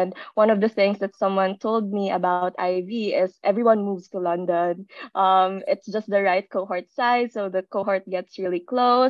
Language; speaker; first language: English; non-native, local second language; Filipino